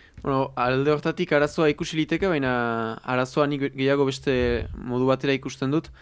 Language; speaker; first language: Basque; native; Basque